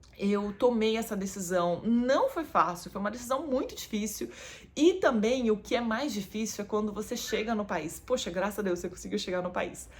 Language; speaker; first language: Portuguese; native; Portuguese